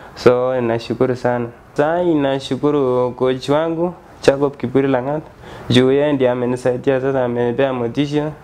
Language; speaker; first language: Swahili; non-native, local second language; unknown